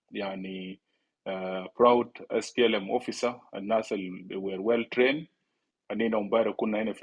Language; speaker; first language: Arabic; non-native, local second language; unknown